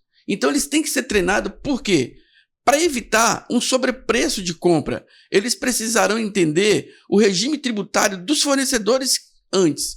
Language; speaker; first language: Portuguese; native; Portuguese